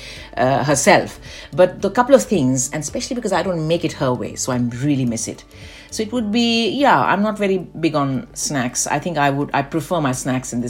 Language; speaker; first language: English; non-native, local second language; Bangla